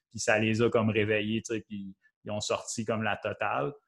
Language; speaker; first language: French; native; French